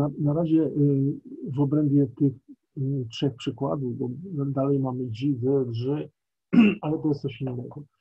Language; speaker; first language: Polish; native; Polish